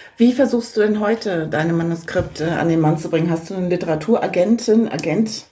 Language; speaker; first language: German; native; German